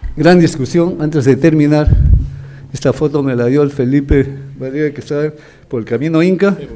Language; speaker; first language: Spanish; native; Spanish